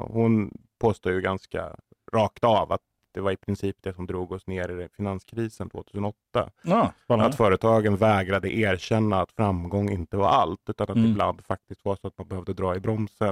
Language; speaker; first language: Swedish; native; Swedish